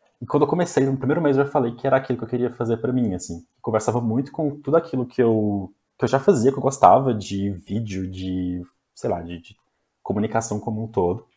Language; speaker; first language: Portuguese; native; Portuguese